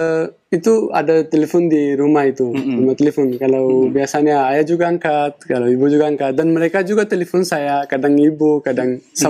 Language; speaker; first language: Indonesian; non-native, fluent; Pashto